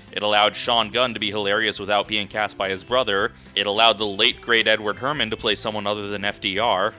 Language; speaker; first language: English; native; English